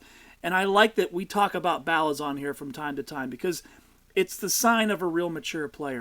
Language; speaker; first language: English; native; English